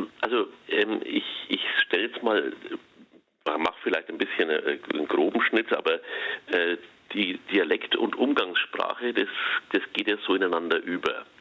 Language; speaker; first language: German; native; German